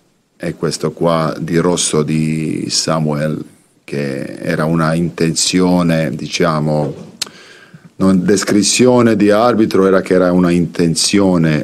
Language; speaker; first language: Italian; non-native, fluent; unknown